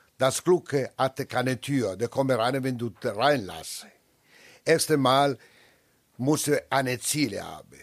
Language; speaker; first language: German; non-native, learner; Italian